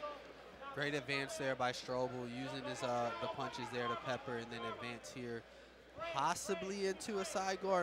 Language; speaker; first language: English; native; English